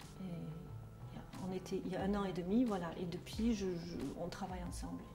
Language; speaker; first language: French; non-native, fluent; German